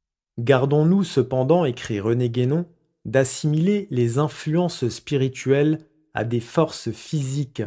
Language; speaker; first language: French; native; French